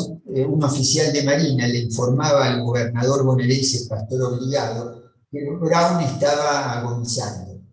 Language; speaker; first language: Spanish; native; Spanish